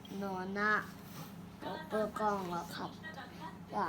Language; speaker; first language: Japanese; non-native, learner; Thai